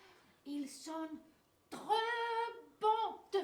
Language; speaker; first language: French; non-native, learner; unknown